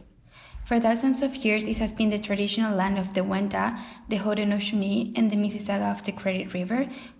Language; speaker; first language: English; non-native, fluent; Spanish